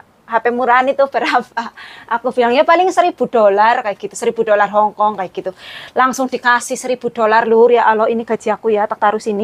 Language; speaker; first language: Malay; non-native, local second language; Javanese